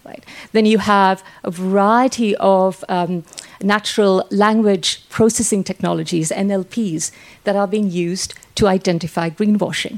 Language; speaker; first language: English; non-native, local second language; Sinhala